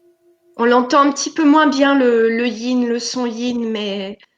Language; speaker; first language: French; native; French